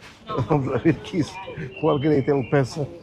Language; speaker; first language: Portuguese; non-native, learner; German